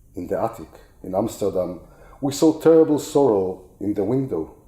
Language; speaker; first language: English; non-native, fluent; Hebrew